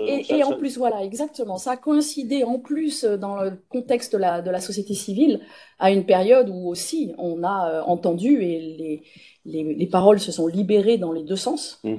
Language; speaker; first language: French; native; French